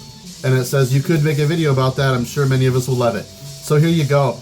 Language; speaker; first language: English; native; English